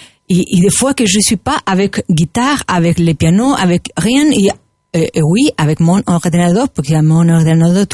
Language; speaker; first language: French; non-native, learner; Spanish